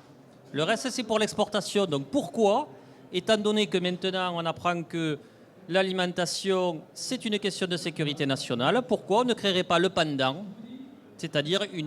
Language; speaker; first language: French; native; French